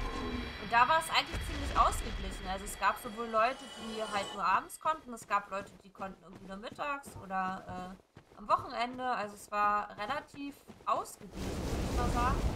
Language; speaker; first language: German; native; German